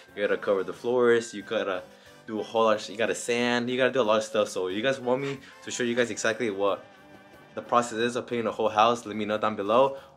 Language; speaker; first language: English; early bilingual, other home language; Spanish